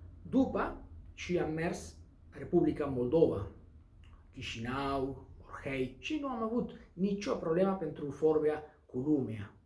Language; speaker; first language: Romanian; non-native, learner; Basque